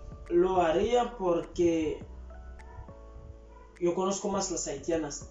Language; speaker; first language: Spanish; non-native, fluent; Haitian Creole